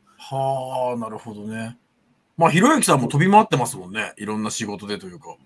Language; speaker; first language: Japanese; native; Japanese